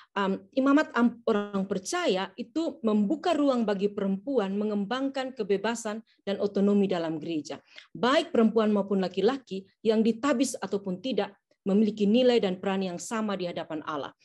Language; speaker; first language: Indonesian; native; Indonesian